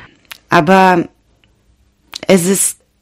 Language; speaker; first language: German; non-native, learner; Ukrainian